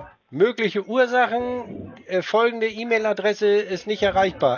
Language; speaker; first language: German; native; German